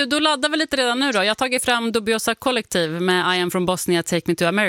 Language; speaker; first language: Swedish; native; Swedish